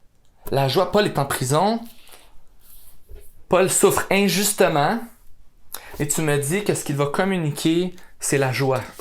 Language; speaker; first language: French; native; French